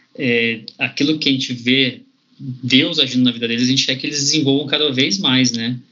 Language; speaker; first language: Portuguese; native; Portuguese